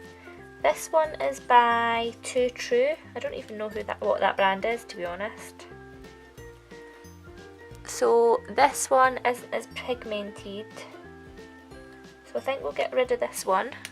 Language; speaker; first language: English; native; English